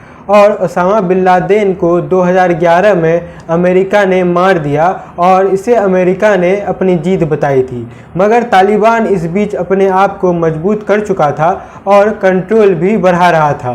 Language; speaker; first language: Hindi; native; Hindi